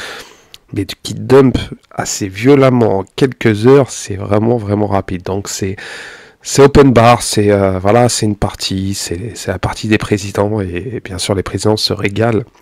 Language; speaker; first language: French; native; French